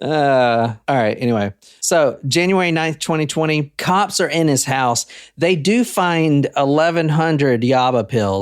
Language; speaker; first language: English; native; English